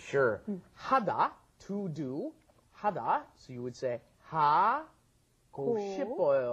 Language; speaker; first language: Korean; non-native, fluent; English